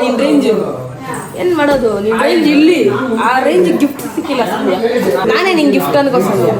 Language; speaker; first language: Kannada; native; Kannada